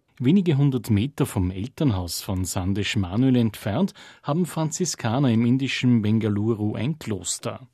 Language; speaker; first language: German; native; German